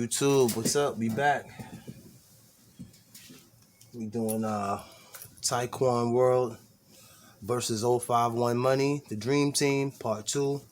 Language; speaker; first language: English; native; English